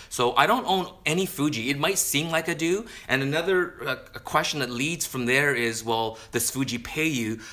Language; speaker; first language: English; native; English